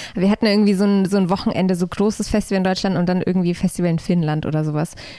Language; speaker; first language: German; early bilingual, other home language; Polish